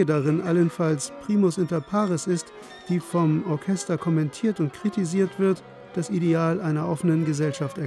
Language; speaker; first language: German; native; German